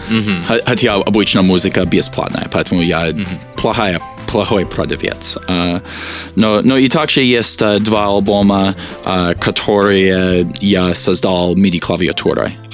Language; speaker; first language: Russian; non-native, learner; English